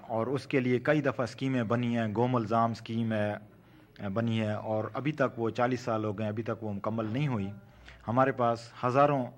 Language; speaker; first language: Urdu; non-native, local second language; Saraiki